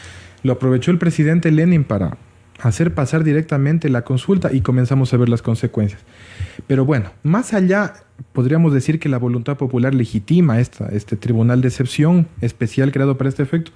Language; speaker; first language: Spanish; native; Spanish